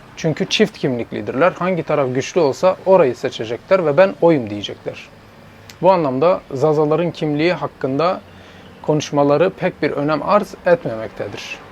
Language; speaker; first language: Turkish; non-native, local second language; Zaza